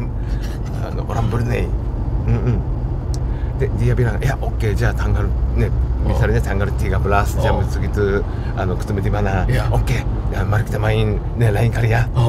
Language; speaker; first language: Indonesian; non-native, fluent; Japanese